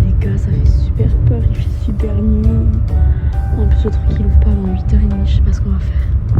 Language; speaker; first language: French; native; French